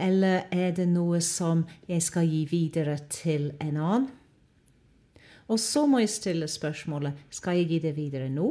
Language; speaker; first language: Norwegian; non-native, fluent; English